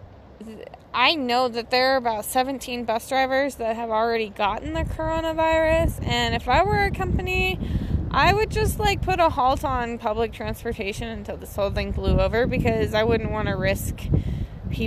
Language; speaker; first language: English; native; English